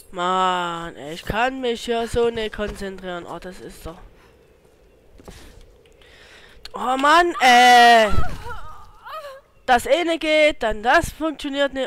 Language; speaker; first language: German; native; German